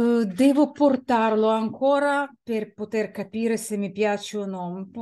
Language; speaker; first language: Italian; non-native, fluent; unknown